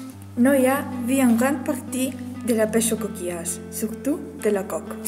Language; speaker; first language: French; non-native, learner; Spanish